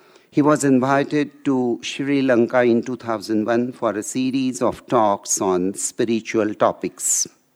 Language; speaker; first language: English; non-native, local second language; Marathi